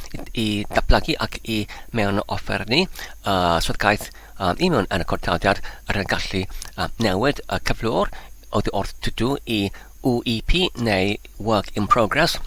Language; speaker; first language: Welsh; non-native, learner; Polish